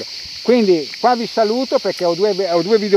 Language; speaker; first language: Italian; native; Italian